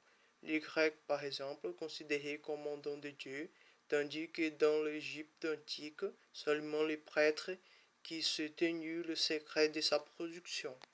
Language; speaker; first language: French; non-native, learner; Portuguese